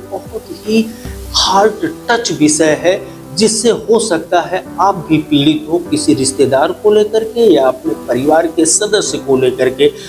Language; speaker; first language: Hindi; native; Hindi